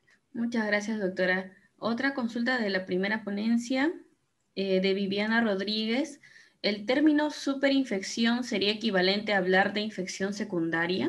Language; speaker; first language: Spanish; native; Spanish